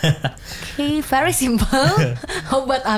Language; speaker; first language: English; non-native, learner; Indonesian